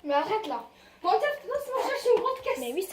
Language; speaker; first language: French; native; French